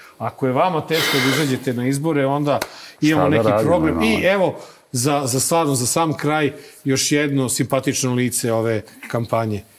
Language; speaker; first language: Serbian; native; Serbian